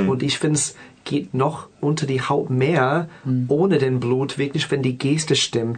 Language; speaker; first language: German; non-native, fluent; English